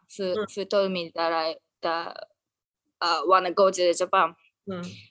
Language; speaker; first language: English; non-native, learner; Japanese